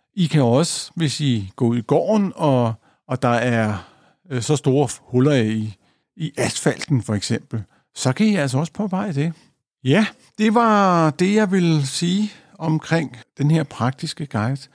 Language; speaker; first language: Danish; native; Danish